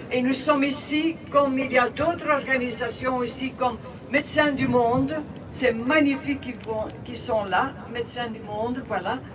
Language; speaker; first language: French; non-native, local second language; Dutch